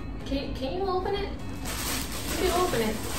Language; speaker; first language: English; non-native, fluent; Indonesian